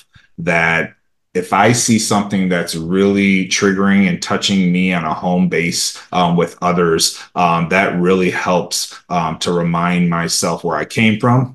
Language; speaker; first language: English; early bilingual, other home language; Romanian